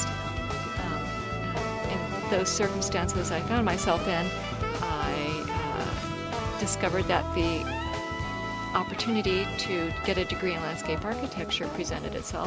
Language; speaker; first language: English; native; English